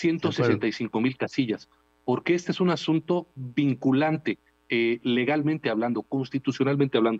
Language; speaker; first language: Spanish; native; Spanish